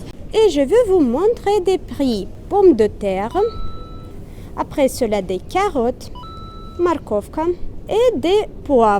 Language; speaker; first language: French; non-native, fluent; Russian